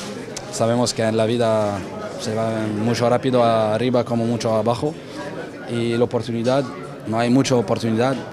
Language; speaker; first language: Spanish; non-native, learner; French